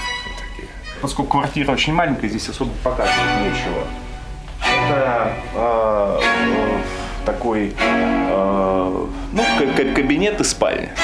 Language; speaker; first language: Russian; native; Russian